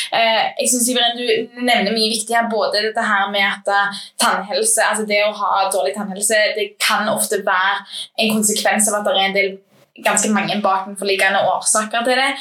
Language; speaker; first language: Norwegian; native; Norwegian